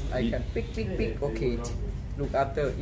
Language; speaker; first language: English; non-native, learner; Thai